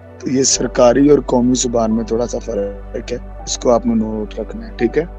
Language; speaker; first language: Urdu; non-native, local second language; Punjabi